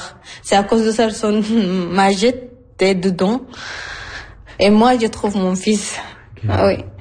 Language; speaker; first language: French; non-native, learner; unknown